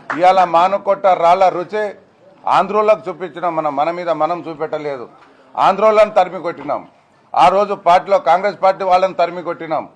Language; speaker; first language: Telugu; non-native, local second language; Lambadi